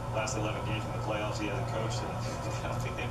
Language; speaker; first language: English; native; English